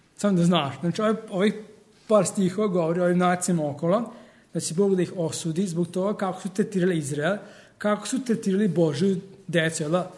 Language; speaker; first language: Serbian; early bilingual, heritage; Serbian